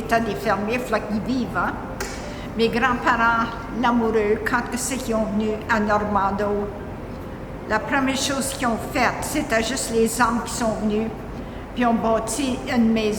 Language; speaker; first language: French; native; French